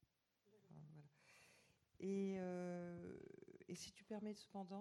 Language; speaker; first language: French; native; French